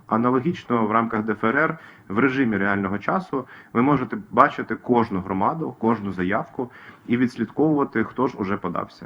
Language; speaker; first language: Ukrainian; native; Ukrainian